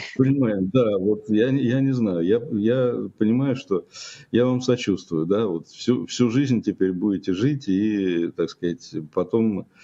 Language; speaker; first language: Russian; native; Russian